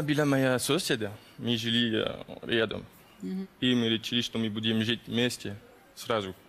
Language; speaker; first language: Russian; early bilingual, heritage; French